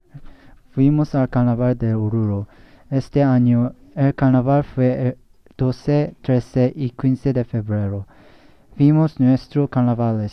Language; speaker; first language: Spanish; non-native, learner; English